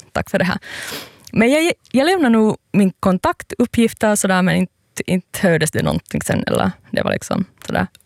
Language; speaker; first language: Swedish; native; Swedish